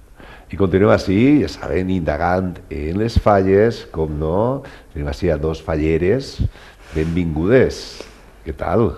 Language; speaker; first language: Catalan; native; Catalan